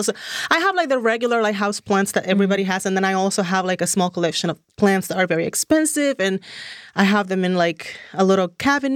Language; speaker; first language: English; non-native, fluent; Spanish